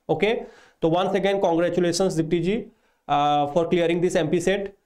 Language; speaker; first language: Hindi; non-native, local second language; Odia